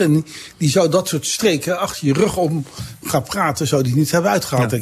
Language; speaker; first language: Dutch; native; Dutch